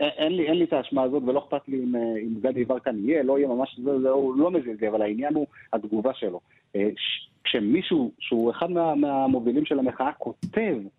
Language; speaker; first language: Hebrew; early bilingual, other home language; Amharic